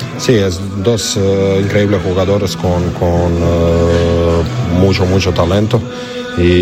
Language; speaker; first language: Spanish; non-native, learner; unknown